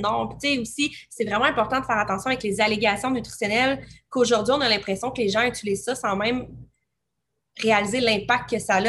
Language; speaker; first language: French; native; French